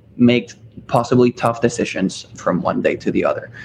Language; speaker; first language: English; early bilingual, other home language; Spanish